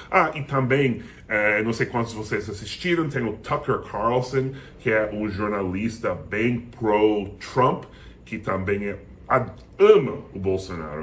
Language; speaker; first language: Portuguese; non-native, fluent; English